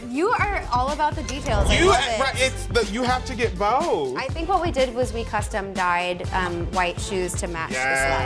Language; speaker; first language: English; native; English